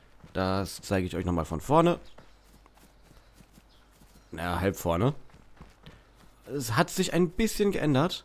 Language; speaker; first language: German; native; German